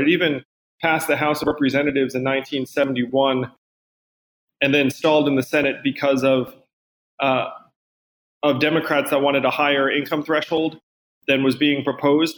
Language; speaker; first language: English; native; English